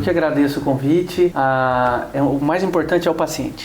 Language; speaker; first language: Portuguese; native; Portuguese